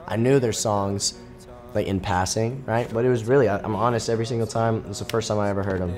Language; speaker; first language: English; native; English